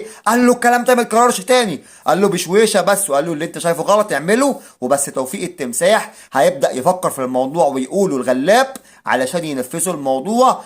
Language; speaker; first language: Arabic; native; Arabic